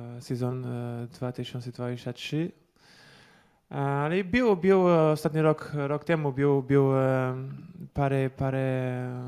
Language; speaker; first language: Polish; non-native, learner; Portuguese